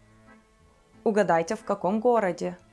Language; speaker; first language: Russian; non-native, fluent; Turkish